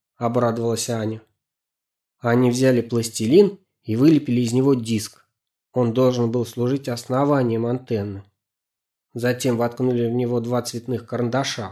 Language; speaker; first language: Russian; native; Russian